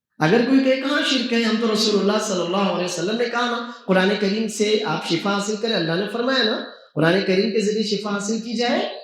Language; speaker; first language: Urdu; native; Urdu